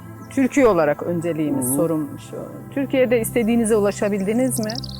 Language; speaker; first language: Turkish; native; Turkish